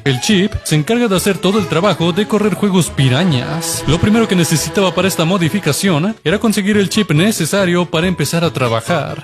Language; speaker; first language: Spanish; native; Spanish